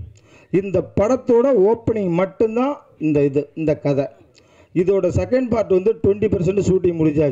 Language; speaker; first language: Tamil; native; Tamil